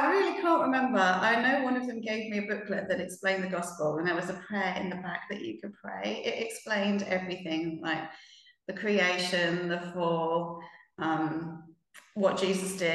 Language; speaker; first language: English; native; English